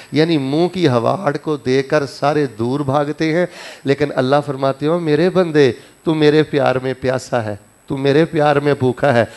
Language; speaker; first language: Urdu; non-native, local second language; Punjabi